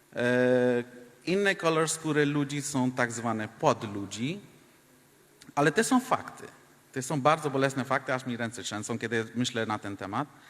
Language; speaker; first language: Polish; non-native, fluent; Hindi